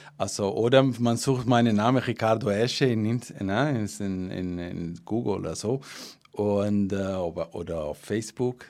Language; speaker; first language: German; non-native, fluent; Portuguese